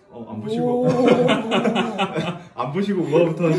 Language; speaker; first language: Korean; native; Korean